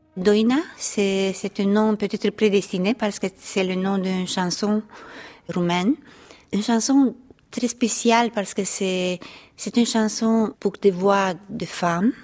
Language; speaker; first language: French; non-native, fluent; Romanian